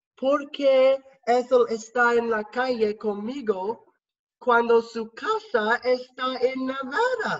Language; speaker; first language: Spanish; non-native, learner; English